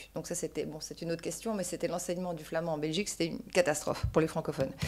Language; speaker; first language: French; native; French